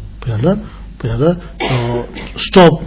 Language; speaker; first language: Russian; non-native, learner; Tibetan